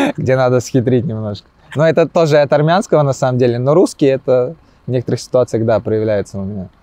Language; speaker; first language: Russian; native; Russian